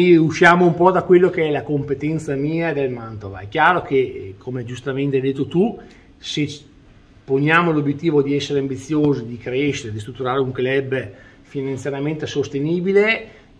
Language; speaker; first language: Italian; native; Italian